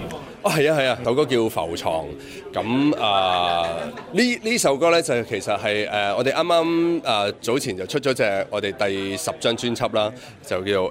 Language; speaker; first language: Cantonese; native; Cantonese